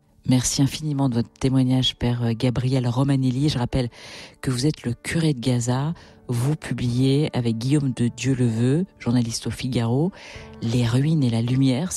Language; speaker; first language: French; native; French